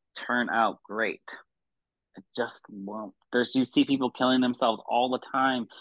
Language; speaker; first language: English; native; English